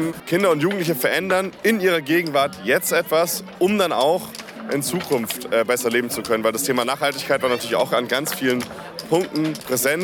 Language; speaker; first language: German; native; German